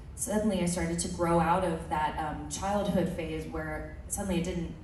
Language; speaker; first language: English; early bilingual, other home language; Filipino